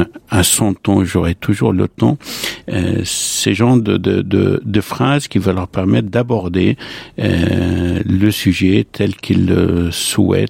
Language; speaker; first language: French; non-native, local second language; Arabic